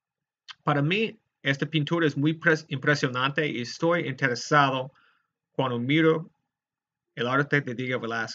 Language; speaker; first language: Spanish; non-native, fluent; English